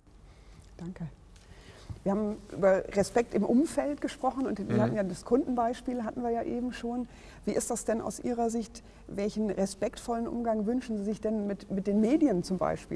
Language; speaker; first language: German; native; German